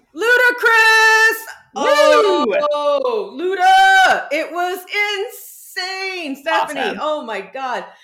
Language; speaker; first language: English; native; English